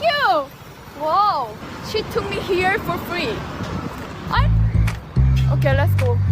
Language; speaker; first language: English; non-native, learner; Korean